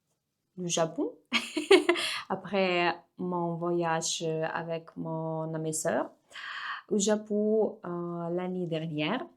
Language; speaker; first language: French; non-native, learner; Russian